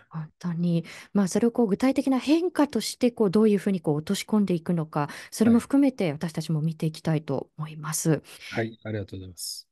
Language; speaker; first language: Japanese; native; Japanese